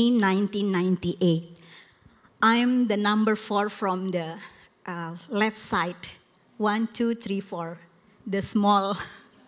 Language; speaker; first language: English; non-native, learner; Indonesian